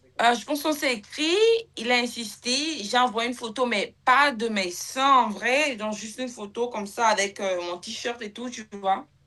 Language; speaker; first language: French; native; French